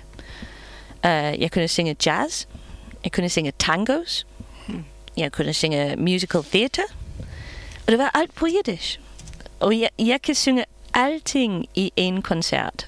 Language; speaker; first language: Danish; non-native, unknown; English